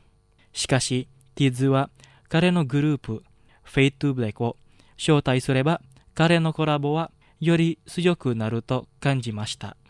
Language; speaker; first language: Japanese; non-native, fluent; Indonesian